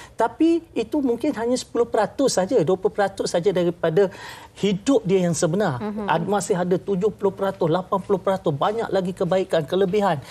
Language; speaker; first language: Malay; native; Malay